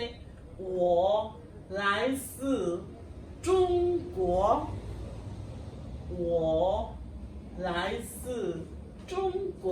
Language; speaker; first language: Chinese; non-native, fluent; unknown